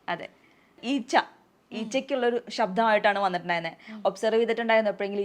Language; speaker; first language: Malayalam; native; Malayalam